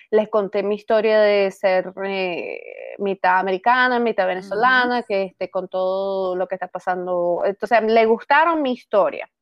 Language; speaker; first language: Spanish; native; Spanish